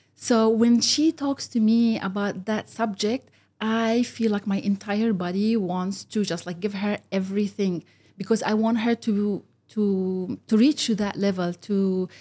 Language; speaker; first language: English; early bilingual, other home language; Arabic